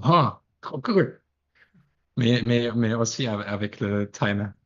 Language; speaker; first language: French; non-native, fluent; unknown